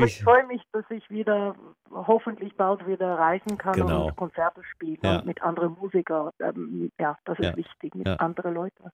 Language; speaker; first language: German; non-native, learner; Norwegian